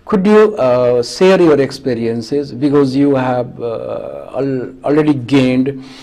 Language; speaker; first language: English; non-native, local second language; Nepali